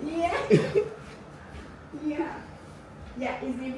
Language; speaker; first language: English; non-native, learner; Spanish